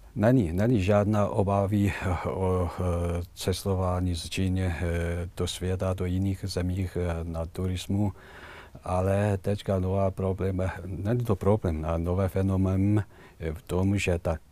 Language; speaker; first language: Czech; non-native, fluent; Chinese